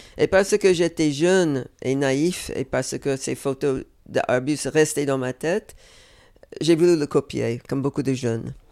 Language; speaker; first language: French; non-native, fluent; English